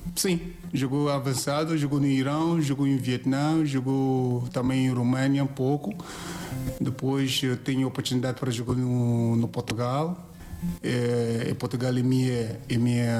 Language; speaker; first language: Portuguese; non-native, learner; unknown